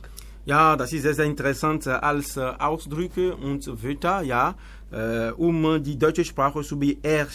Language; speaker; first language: German; non-native, learner; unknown